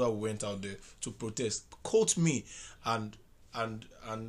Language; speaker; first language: English; non-native, local second language; Yoruba